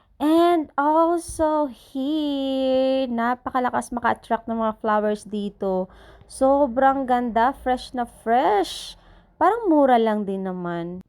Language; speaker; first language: Filipino; native; Filipino